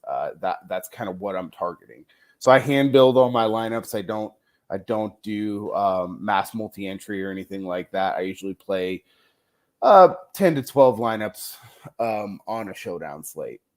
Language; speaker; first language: English; native; English